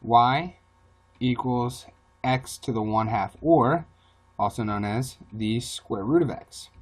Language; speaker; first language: English; native; English